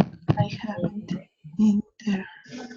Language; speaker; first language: English; non-native, learner; Spanish